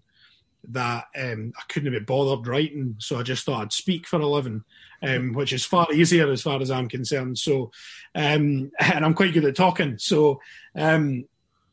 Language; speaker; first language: English; native; English